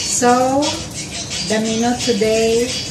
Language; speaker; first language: English; non-native, learner; Filipino